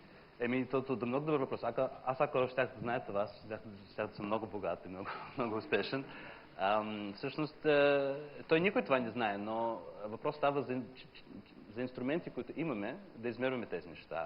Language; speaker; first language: Bulgarian; non-native, fluent; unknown